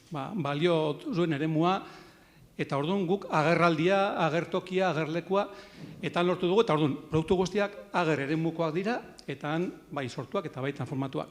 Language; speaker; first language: Basque; native; Basque